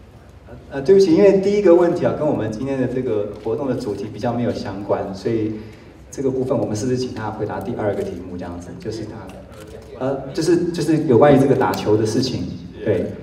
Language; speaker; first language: Chinese; native; Chinese